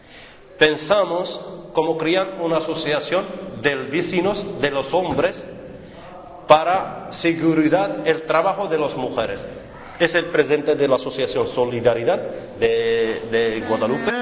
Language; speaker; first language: Spanish; non-native, fluent; Arabic